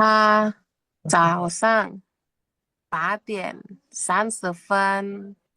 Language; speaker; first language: Chinese; non-native, learner; Indonesian